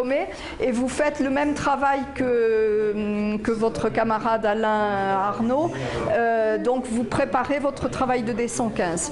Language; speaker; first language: French; native; French